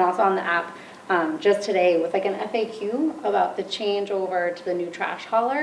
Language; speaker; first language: English; native; English